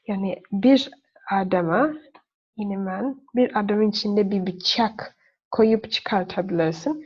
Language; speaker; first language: Turkish; non-native, fluent; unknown